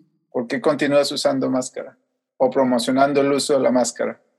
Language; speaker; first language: Spanish; native; Spanish